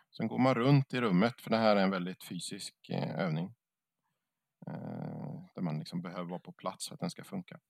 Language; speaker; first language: Swedish; native; Swedish